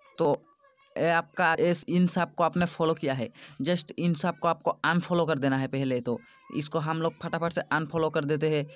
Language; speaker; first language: Hindi; non-native, local second language; Odia